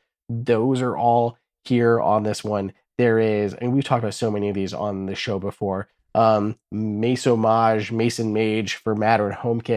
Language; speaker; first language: English; native; English